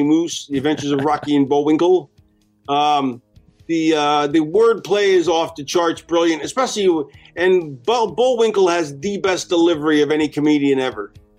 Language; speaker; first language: English; native; English